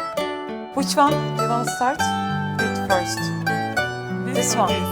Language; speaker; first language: English; non-native, fluent; Turkish